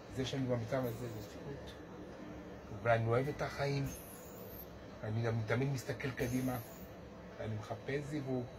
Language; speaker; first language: Hebrew; native; Hebrew